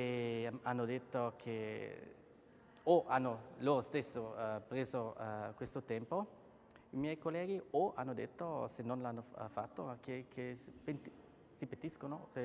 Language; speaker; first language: Italian; non-native, local second language; German